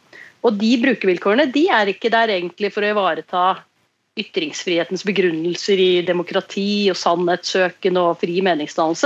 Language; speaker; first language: Norwegian; native; Norwegian